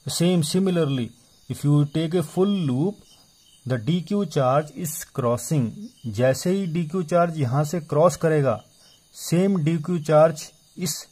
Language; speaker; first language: Hindi; native; Hindi